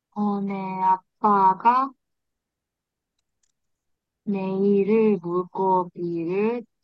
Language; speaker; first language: Korean; non-native, learner; Chinese